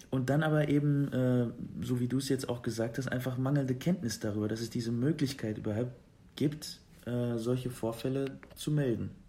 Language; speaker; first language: German; early bilingual, other home language; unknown